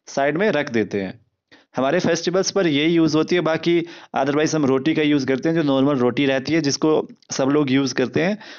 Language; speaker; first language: Hindi; non-native, local second language; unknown